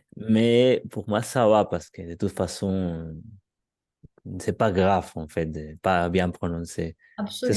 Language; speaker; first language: French; non-native, learner; Spanish